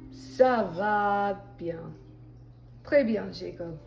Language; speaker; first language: French; non-native, learner; English